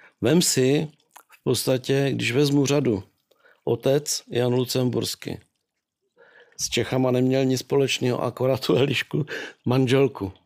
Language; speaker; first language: Czech; native; Czech